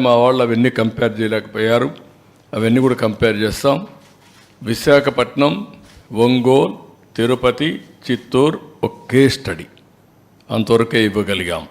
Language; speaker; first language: Telugu; native; Telugu